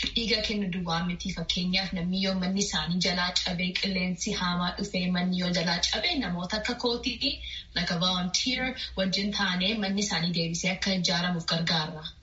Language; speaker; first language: Oromo; early bilingual, heritage; Oromo